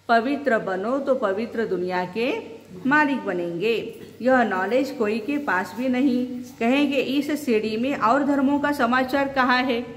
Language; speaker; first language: Hindi; non-native, local second language; Marathi